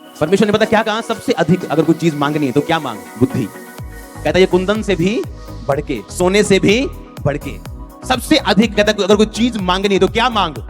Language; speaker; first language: Hindi; non-native, local second language; Punjabi